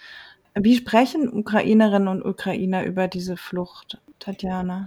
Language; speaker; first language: German; native; German